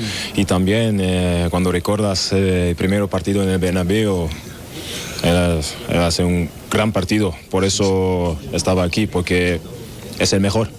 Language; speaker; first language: Spanish; non-native, learner; German